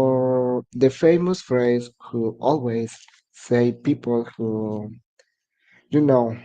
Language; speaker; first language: English; non-native, learner; Spanish